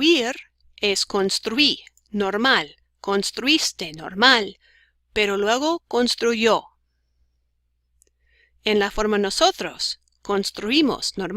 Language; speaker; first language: Spanish; non-native, fluent; English